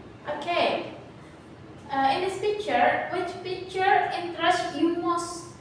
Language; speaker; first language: English; non-native, learner; Indonesian